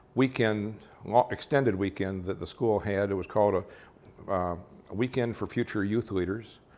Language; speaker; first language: English; native; English